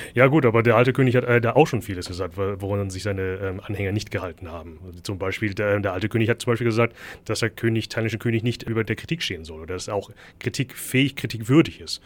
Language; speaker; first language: German; early bilingual, other home language; Thai